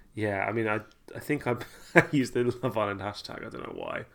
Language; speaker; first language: English; native; English